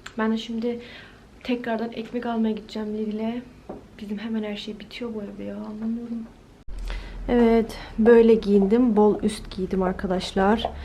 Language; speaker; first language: Turkish; early bilingual, heritage; Turkish